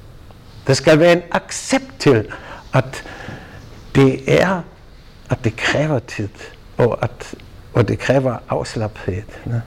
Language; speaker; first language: Danish; non-native, fluent; German